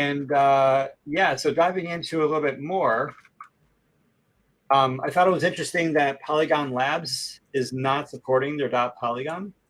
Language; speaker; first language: English; native; English